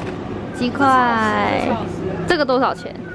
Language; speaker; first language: Chinese; native; Chinese